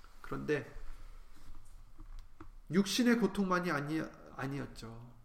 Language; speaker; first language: Korean; native; Korean